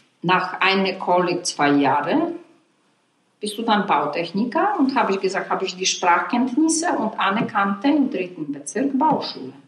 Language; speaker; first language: German; non-native, fluent; Polish